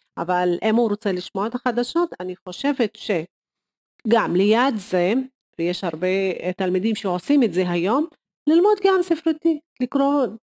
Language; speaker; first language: Hebrew; non-native, local second language; Arabic